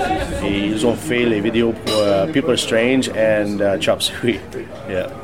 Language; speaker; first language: French; non-native, local second language; English